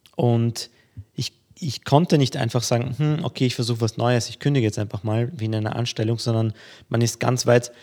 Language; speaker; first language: German; early bilingual, other home language; Polish